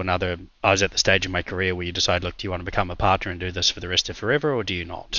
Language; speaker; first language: English; native; English